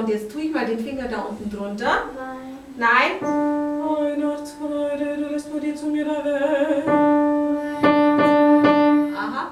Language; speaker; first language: German; native; German